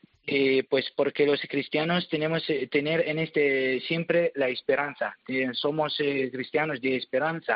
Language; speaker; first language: Spanish; non-native, learner; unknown